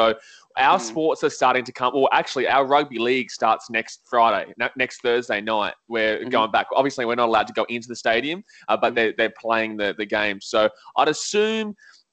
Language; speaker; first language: English; native; English